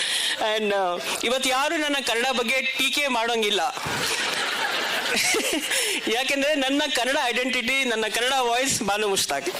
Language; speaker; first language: Kannada; non-native, local second language; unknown